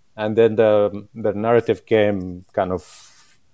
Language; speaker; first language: English; non-native, fluent; Arabic